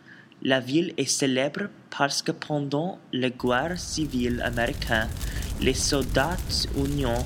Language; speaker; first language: French; non-native, learner; English